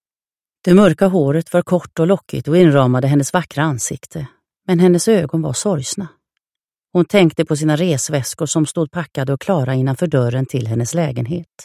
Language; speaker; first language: Swedish; native; Swedish